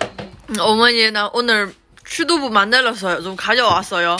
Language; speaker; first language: Korean; non-native, fluent; Chinese